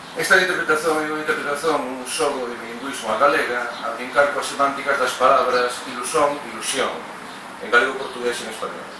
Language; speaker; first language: Galician; non-native, local second language; Spanish